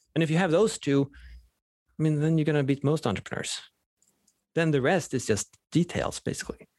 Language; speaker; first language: English; non-native, fluent; Swedish